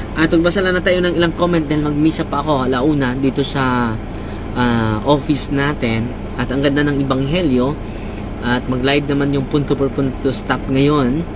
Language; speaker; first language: Filipino; non-native, local second language; Cebuano